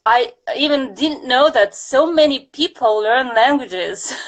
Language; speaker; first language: English; non-native, fluent; Russian